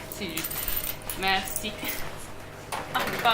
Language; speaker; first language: French; native; French